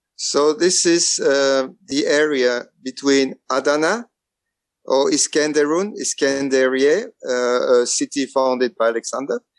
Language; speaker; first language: English; non-native, fluent; French